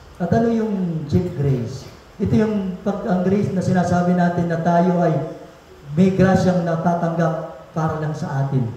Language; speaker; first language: Filipino; non-native, local second language; Pampanga